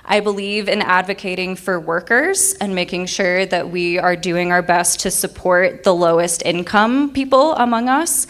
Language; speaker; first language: English; native; English